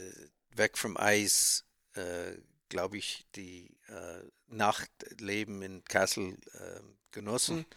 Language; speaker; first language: German; non-native, learner; English